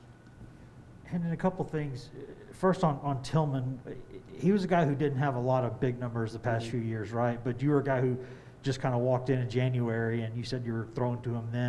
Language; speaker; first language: English; native; English